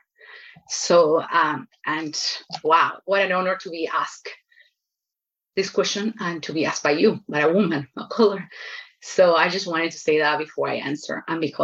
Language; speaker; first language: English; non-native, fluent; Spanish